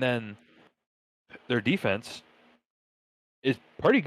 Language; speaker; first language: English; native; English